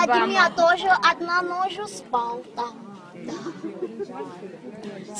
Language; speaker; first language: Russian; non-native, learner; Thai